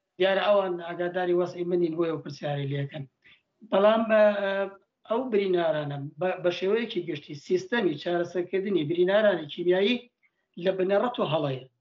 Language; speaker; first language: Central Kurdish; native; Central Kurdish